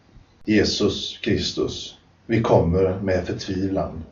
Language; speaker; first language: Swedish; native; Swedish